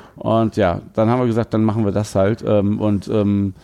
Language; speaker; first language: German; native; German